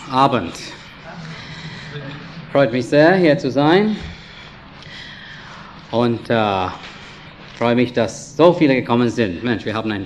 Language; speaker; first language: German; non-native, fluent; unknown